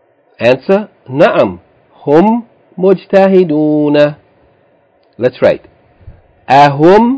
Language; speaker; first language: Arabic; non-native, fluent; English